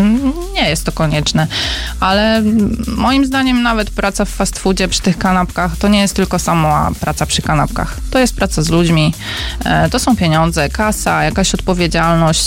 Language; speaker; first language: Polish; native; Polish